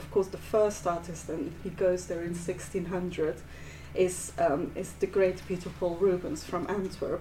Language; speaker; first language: English; non-native, fluent; Dutch